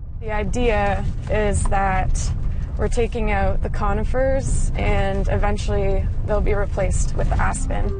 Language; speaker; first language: English; native; English